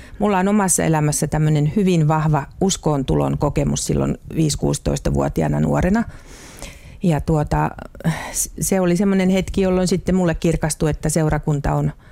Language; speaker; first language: Finnish; native; Finnish